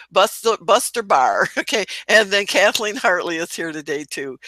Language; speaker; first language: English; native; English